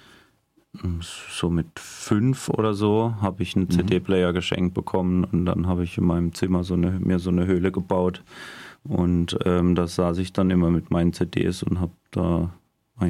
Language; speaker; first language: German; native; German